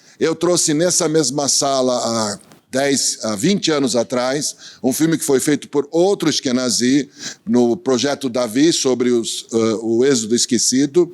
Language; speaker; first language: Portuguese; early bilingual, other home language; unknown